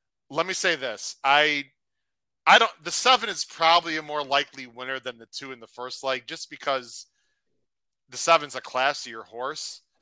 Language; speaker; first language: English; native; English